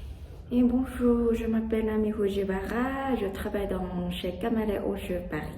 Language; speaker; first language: French; non-native, learner; Japanese